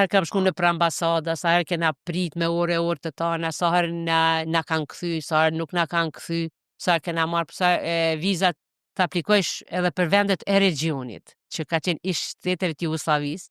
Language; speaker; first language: Albanian; native; Albanian